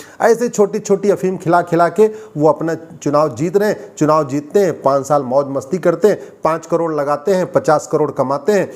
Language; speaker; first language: Hindi; native; Hindi